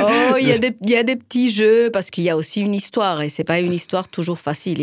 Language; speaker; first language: French; non-native, fluent; Spanish